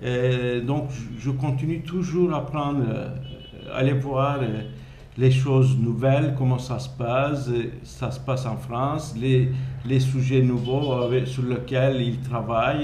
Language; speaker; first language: French; non-native, fluent; Turkish